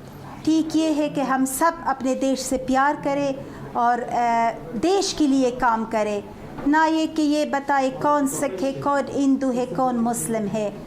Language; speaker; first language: Hindi; non-native, fluent; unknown